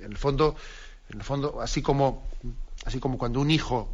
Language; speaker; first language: Spanish; native; Spanish